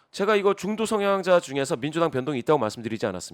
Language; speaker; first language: Korean; native; Korean